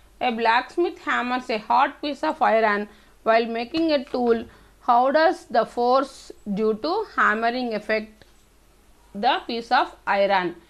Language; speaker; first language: English; non-native, local second language; Telugu